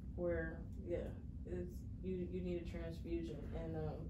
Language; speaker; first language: English; native; English